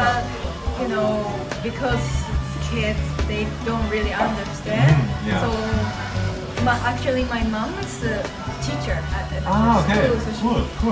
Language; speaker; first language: English; non-native, fluent; Japanese